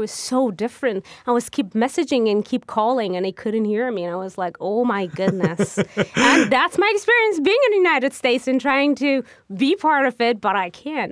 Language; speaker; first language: English; non-native, fluent; Persian